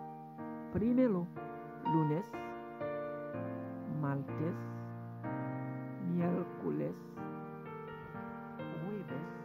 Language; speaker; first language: Spanish; non-native, local second language; Haitian Creole